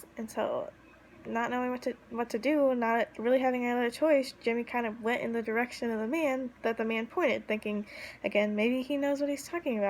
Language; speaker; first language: English; native; English